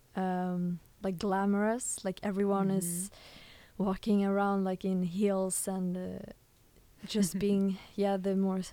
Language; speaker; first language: English; early bilingual, other home language; Swedish